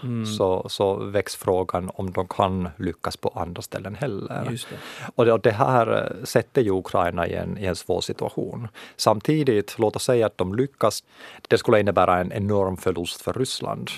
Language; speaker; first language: Swedish; non-native, local second language; Finnish